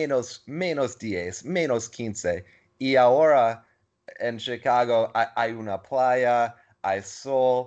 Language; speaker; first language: Spanish; non-native, learner; English